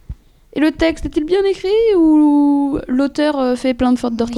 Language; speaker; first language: French; native; French